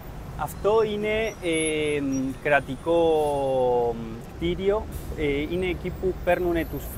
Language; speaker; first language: Greek; early bilingual, heritage; Spanish